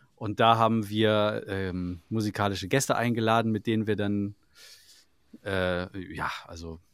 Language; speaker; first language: German; native; German